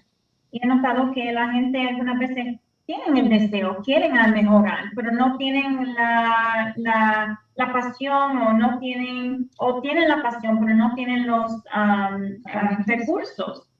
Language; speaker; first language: Spanish; early bilingual, heritage; Spanish